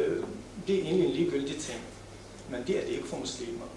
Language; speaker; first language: Danish; non-native, local second language; Arabic